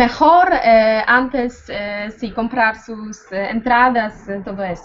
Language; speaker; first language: Spanish; non-native, fluent; Polish